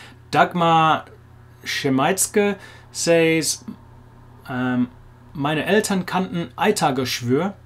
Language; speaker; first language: German; non-native, fluent; English